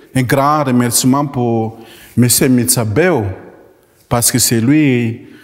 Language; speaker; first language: French; non-native, local second language; Malagasy